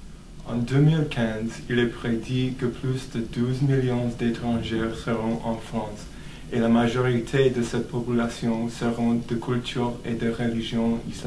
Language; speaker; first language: French; non-native, learner; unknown